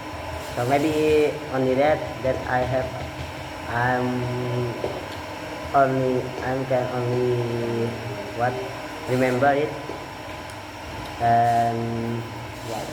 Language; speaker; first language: English; non-native, learner; Indonesian